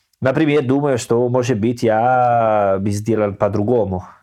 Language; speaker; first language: Russian; non-native, learner; Italian